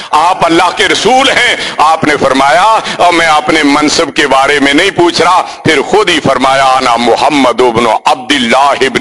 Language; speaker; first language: Urdu; native; Urdu